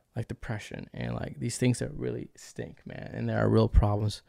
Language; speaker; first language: English; early bilingual, other home language; Spanish